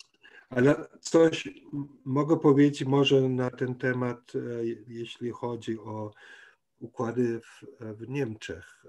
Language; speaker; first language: Polish; non-native, fluent; German